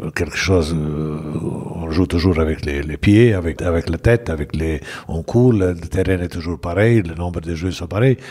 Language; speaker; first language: French; non-native, fluent; Bosnian